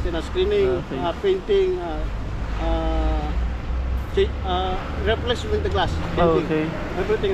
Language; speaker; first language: English; non-native, learner; Filipino